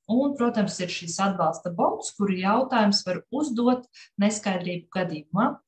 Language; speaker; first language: Latvian; non-native, local second language; Russian